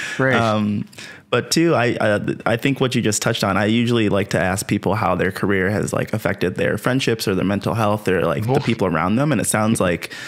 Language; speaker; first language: English; native; English